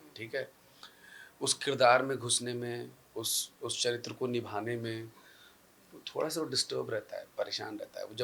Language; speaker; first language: Hindi; native; Hindi